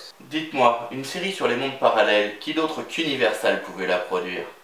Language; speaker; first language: French; native; French